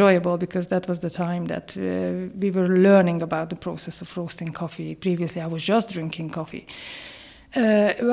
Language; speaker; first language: English; non-native, fluent; Hungarian